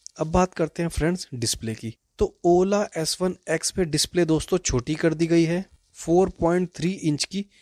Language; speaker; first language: Hindi; native; Hindi